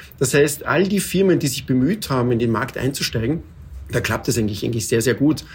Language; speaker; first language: German; native; German